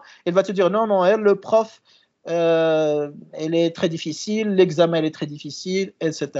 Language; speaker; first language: French; non-native, local second language; Arabic